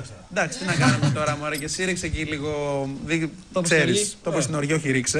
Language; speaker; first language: Greek; native; Greek